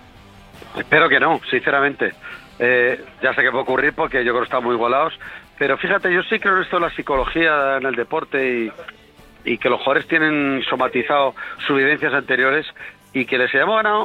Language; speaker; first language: Spanish; native; Spanish